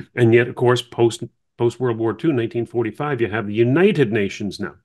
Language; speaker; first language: English; native; English